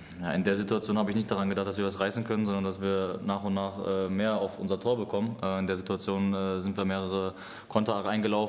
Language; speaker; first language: German; native; German